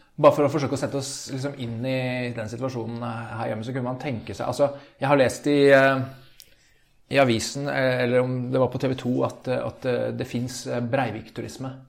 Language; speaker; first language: Norwegian; native; Norwegian